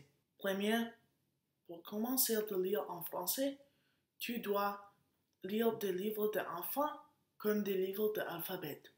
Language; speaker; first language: French; non-native, learner; Spanish